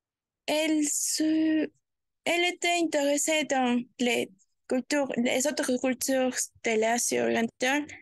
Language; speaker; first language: French; non-native, learner; Spanish